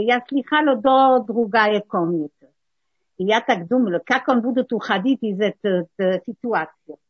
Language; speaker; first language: Russian; non-native, learner; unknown